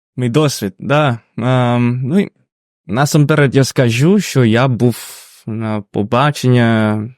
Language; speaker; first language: Ukrainian; non-native, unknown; Indonesian